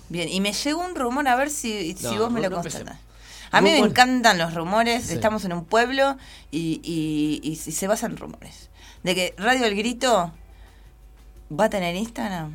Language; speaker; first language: Spanish; native; Spanish